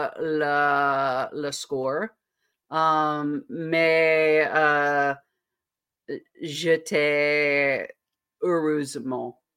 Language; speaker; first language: French; non-native, learner; English